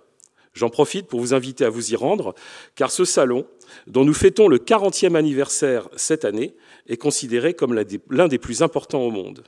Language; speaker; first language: French; native; French